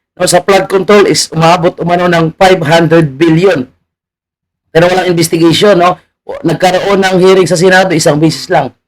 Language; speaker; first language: Filipino; native; Filipino